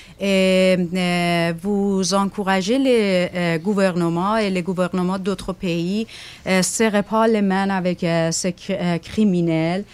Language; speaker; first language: French; non-native, fluent; Persian